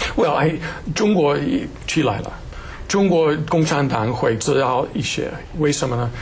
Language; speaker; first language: Chinese; non-native, fluent; English